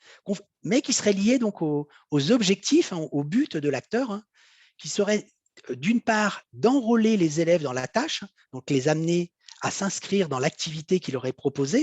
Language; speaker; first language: French; native; French